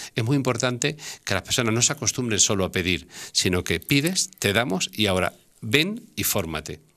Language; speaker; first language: Spanish; native; Spanish